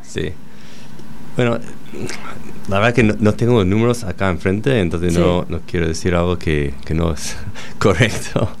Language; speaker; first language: Spanish; non-native, fluent; English